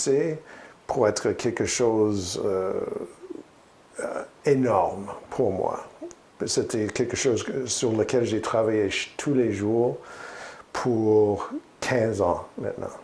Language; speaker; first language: French; non-native, learner; English